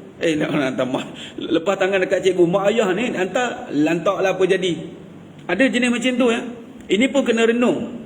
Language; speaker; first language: Malay; native; Malay